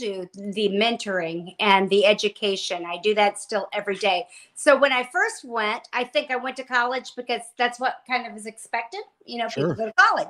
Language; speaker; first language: English; native; English